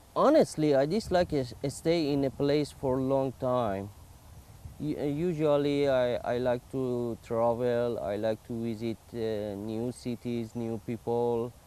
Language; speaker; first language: English; non-native, learner; Persian